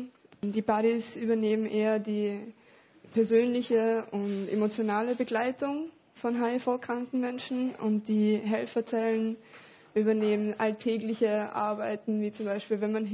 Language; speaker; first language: German; native; German